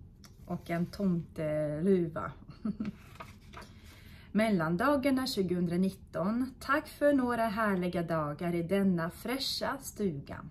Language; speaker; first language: Swedish; non-native, fluent; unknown